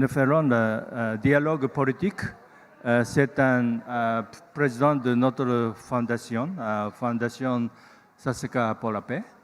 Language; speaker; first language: French; non-native, learner; Japanese